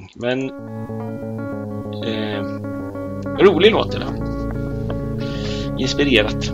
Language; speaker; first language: Swedish; native; Swedish